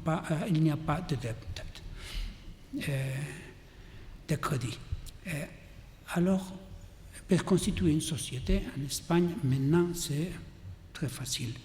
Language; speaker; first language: French; non-native, learner; Catalan